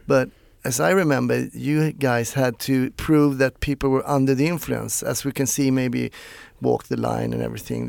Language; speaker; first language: English; non-native, fluent; Swedish